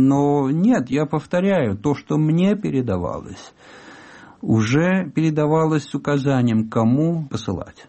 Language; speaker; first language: Russian; non-native, fluent; Italian